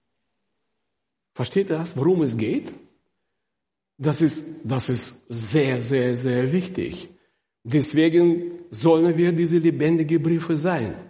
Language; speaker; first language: German; non-native, fluent; Russian